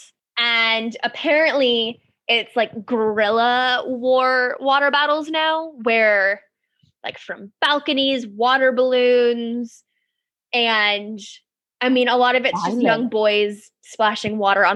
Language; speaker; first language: English; native; English